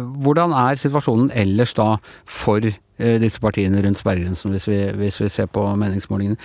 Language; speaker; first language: Norwegian; native; Norwegian